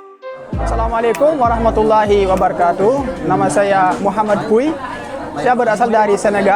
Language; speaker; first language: Indonesian; non-native, fluent; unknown